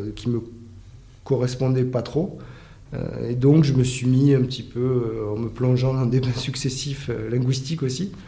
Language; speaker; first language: French; native; French